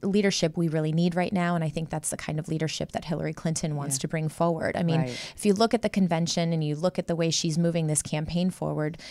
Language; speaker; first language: English; native; English